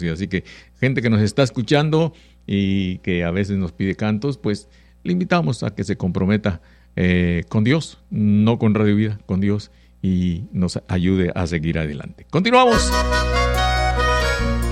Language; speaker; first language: Spanish; native; Spanish